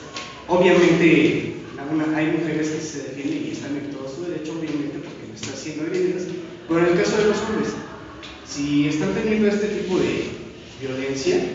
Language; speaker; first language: Spanish; native; Spanish